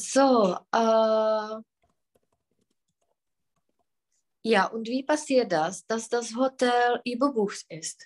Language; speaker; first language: German; non-native, fluent; Czech